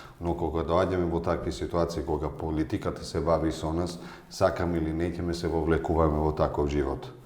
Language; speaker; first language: Macedonian; non-native, local second language; Albanian